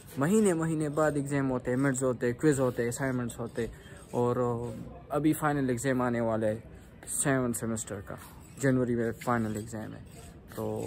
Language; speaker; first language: Urdu; non-native, local second language; Pashto